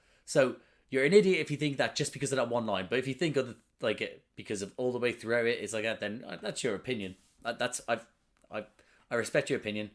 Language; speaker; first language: English; native; English